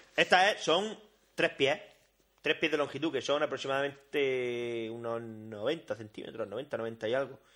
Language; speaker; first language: Spanish; native; Spanish